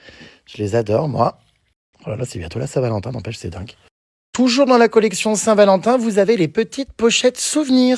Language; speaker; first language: French; native; French